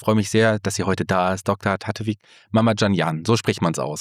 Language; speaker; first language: German; native; German